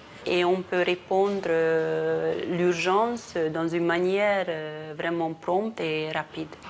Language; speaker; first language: French; non-native, fluent; Hungarian